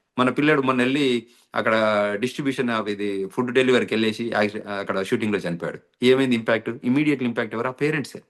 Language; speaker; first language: Telugu; native; Telugu